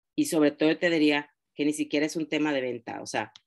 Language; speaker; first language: Spanish; native; Spanish